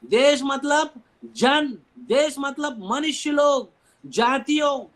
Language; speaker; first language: Hindi; non-native, local second language; Telugu